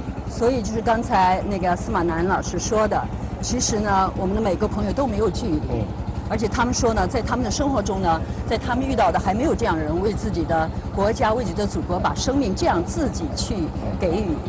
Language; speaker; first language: Chinese; native; Chinese